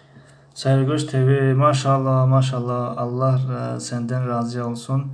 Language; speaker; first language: Turkish; non-native, learner; Tajik